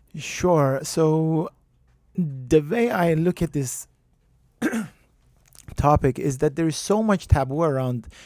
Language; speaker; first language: English; non-native, fluent; Persian